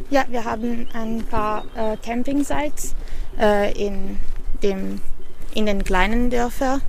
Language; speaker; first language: German; non-native, fluent; Italian